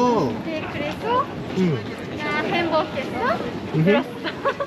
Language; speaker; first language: Korean; non-native, learner; Japanese